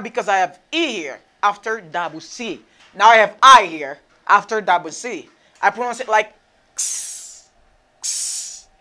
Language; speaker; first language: English; non-native, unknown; Haitian Creole